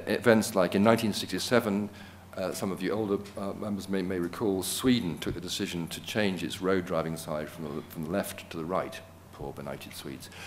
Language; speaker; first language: English; native; English